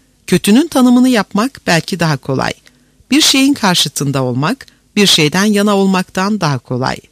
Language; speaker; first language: Turkish; native; Turkish